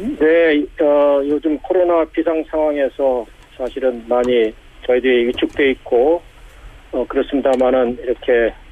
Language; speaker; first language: Korean; native; Korean